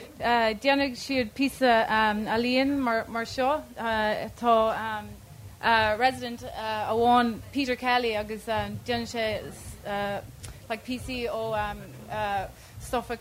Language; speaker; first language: Irish; non-native, local second language; English